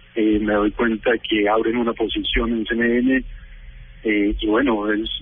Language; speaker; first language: Spanish; native; Spanish